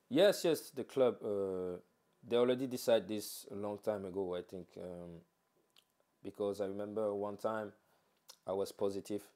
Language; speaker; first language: English; non-native, fluent; French